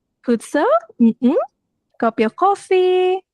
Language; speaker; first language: Dutch; non-native, fluent; Indonesian